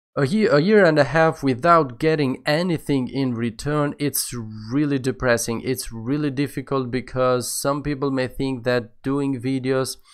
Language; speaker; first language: English; non-native, fluent; Albanian